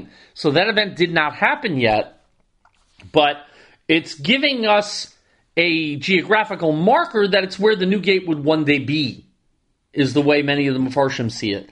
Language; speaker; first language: English; native; English